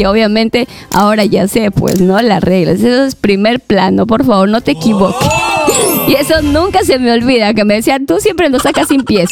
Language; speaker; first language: Spanish; native; Spanish